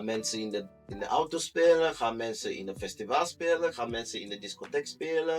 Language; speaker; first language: Dutch; non-native, fluent; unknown